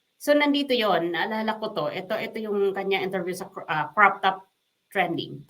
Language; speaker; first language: Filipino; non-native, local second language; Waray